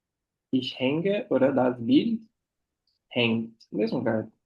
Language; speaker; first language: German; non-native, fluent; Portuguese